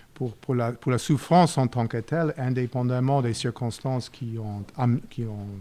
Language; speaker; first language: French; non-native, fluent; English